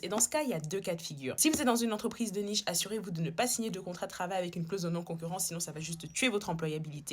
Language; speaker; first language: French; native; French